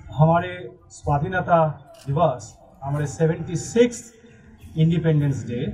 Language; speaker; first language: Hindi; non-native, local second language; Bangla